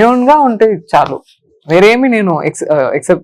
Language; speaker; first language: Telugu; non-native, learner; Tamil